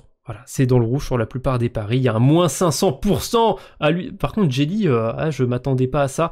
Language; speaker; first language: French; native; French